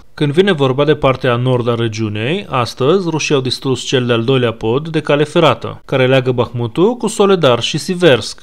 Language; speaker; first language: Romanian; non-native, fluent; Hebrew